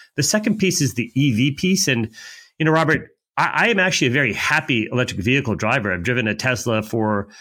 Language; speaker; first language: English; native; English